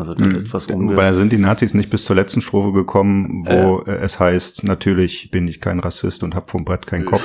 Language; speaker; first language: German; native; German